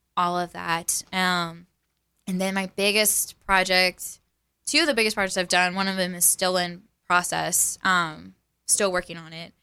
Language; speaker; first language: English; native; English